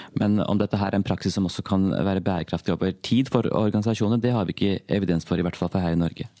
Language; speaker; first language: Norwegian; early bilingual, other home language; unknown